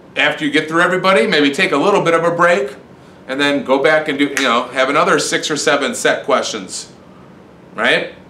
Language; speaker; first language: English; native; English